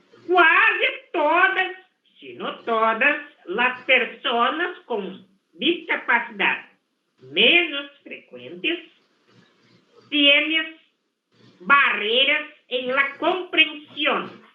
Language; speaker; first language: Spanish; non-native, fluent; Portuguese